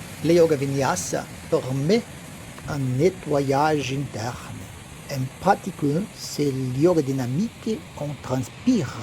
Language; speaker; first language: French; non-native, learner; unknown